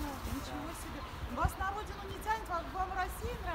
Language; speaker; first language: Russian; native; Russian